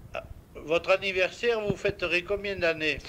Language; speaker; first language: French; native; French